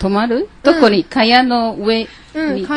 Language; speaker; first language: Japanese; non-native, learner; Chinese